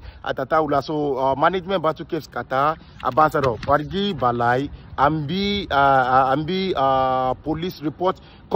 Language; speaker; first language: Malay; non-native, fluent; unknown